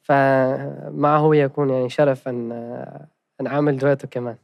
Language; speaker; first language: Arabic; non-native, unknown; Albanian